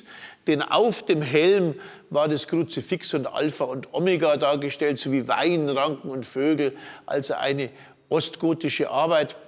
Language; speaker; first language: German; native; German